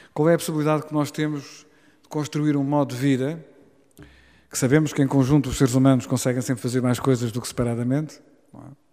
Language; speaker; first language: Portuguese; native; Portuguese